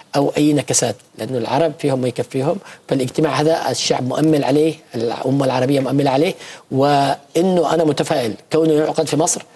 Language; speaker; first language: Arabic; native; Arabic